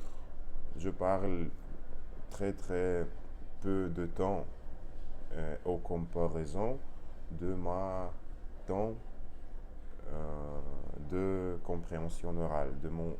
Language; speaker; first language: French; non-native, learner; Russian